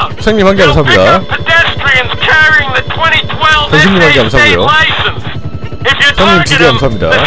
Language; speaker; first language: Korean; native; Korean